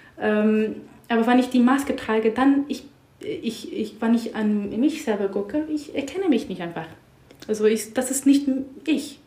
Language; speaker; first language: German; non-native, learner; English